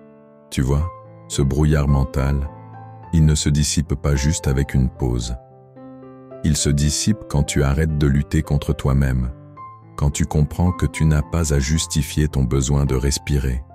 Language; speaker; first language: French; native; French